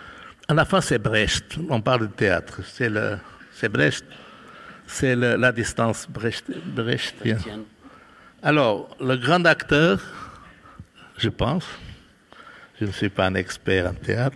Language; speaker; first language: French; non-native, fluent; Portuguese